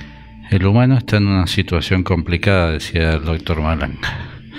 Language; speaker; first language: Spanish; native; Spanish